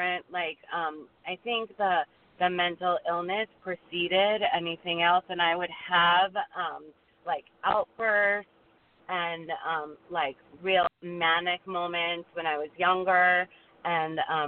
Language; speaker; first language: English; native; English